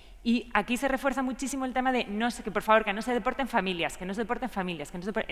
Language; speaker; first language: Spanish; native; Spanish